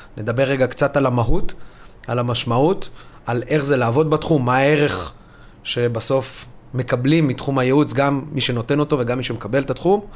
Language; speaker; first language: Hebrew; early bilingual, other home language; Russian